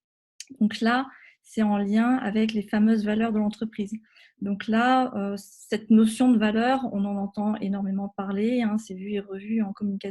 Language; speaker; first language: French; native; French